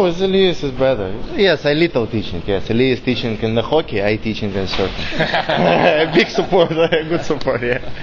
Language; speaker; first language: English; non-native, learner; Russian